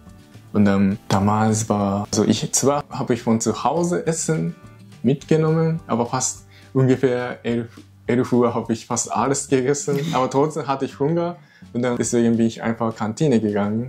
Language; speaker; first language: German; non-native, learner; Japanese